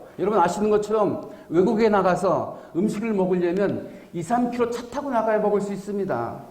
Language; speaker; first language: Korean; native; Korean